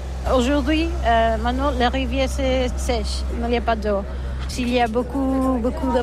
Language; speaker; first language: French; non-native, learner; Catalan